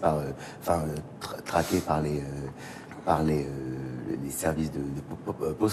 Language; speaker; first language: French; native; French